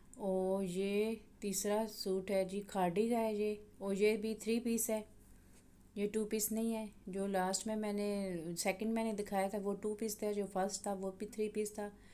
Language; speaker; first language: Urdu; native; Urdu